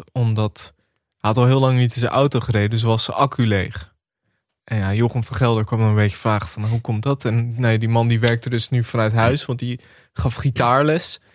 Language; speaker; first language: Dutch; native; Dutch